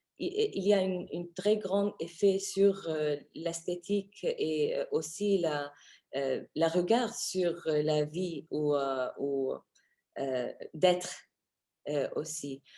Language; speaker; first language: French; non-native, fluent; Arabic